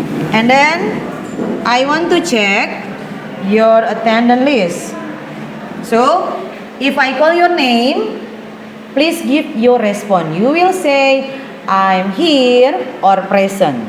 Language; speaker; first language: English; non-native, fluent; Indonesian